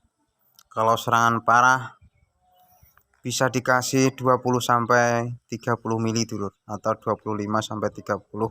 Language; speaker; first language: Indonesian; non-native, local second language; Javanese